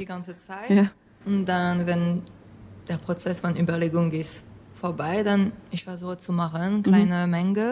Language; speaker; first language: German; non-native, fluent; English